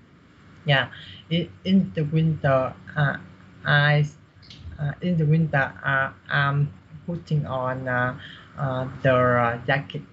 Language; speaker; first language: English; non-native, learner; Vietnamese